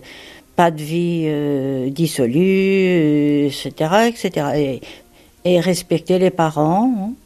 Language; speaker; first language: French; non-native, fluent; Japanese